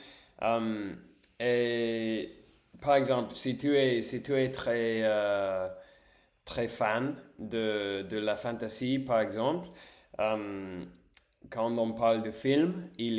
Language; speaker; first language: French; non-native, learner; English